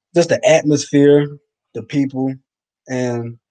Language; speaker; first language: English; native; English